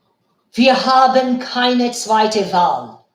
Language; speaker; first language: German; non-native, fluent; Bangla